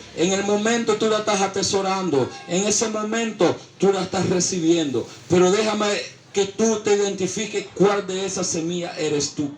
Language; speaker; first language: Spanish; native; Spanish